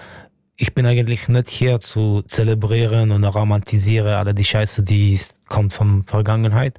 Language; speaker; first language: German; non-native, fluent; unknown